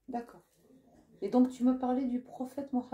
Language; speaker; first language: French; native; French